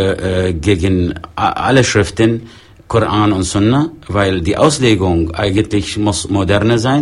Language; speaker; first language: German; non-native, fluent; Arabic